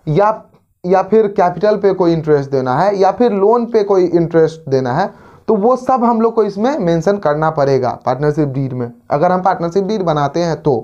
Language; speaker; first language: Hindi; native; Hindi